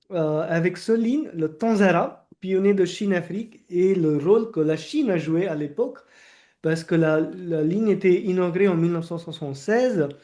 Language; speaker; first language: French; non-native, fluent; Marathi